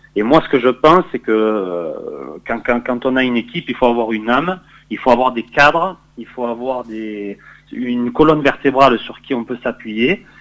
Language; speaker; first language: French; native; French